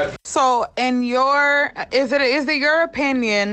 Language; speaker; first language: English; early bilingual, other home language; Spanish